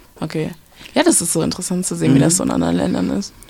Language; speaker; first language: German; native; German